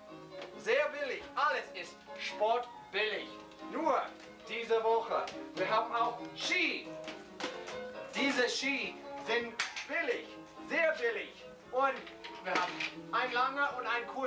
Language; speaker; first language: German; non-native, learner; English